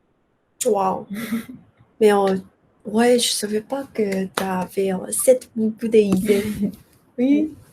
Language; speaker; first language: French; non-native, learner; Korean